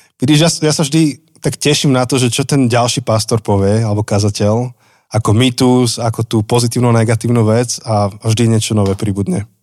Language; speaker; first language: Slovak; native; Slovak